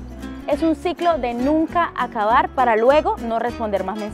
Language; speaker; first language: Spanish; native; Spanish